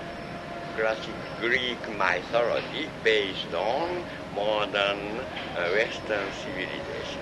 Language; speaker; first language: English; non-native, learner; Japanese